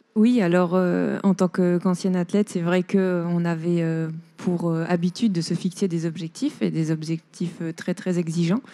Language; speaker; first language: French; native; French